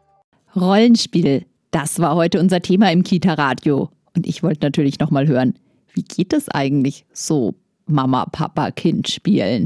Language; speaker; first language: German; native; German